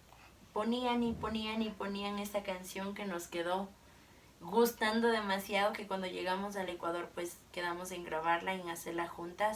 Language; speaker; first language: Spanish; native; Spanish